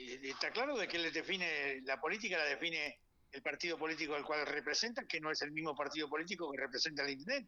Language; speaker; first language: Spanish; native; Spanish